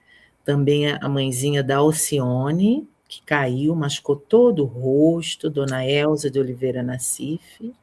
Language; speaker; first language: Portuguese; native; Portuguese